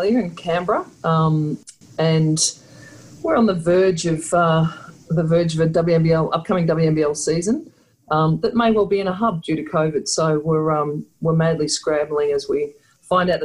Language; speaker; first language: English; native; English